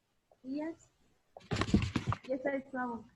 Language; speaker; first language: English; non-native, learner; Spanish